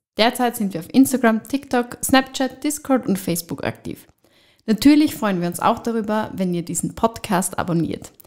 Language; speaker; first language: German; native; German